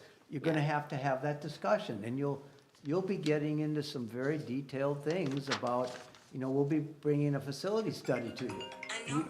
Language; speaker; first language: English; native; English